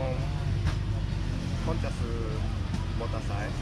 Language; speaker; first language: Thai; non-native, learner; Japanese